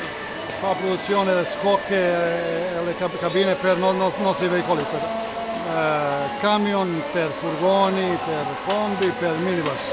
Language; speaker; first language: Italian; non-native, learner; Serbian